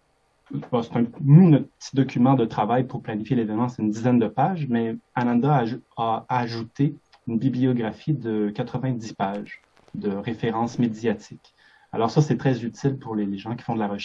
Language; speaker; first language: French; native; French